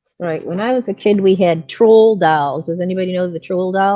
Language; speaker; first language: English; native; English